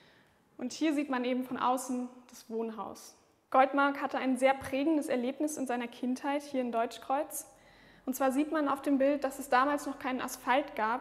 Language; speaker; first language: German; native; German